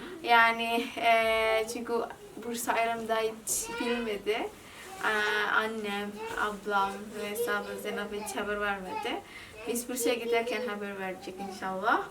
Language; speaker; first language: Turkish; non-native, learner; Indonesian